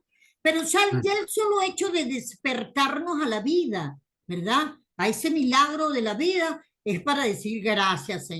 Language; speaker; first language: Spanish; native; Spanish